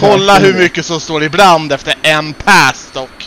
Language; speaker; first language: Swedish; native; Swedish